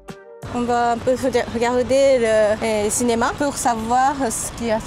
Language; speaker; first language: French; non-native, learner; Japanese